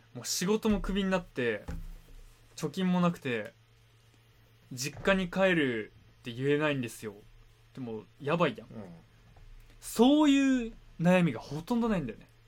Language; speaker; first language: Japanese; native; Japanese